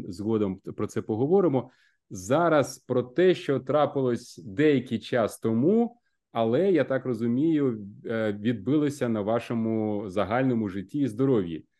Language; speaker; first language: Ukrainian; non-native, local second language; Russian